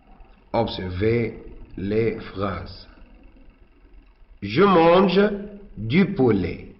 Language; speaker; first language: French; non-native, fluent; Arabic